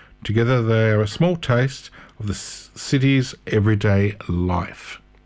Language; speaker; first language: English; early bilingual, other home language; Italian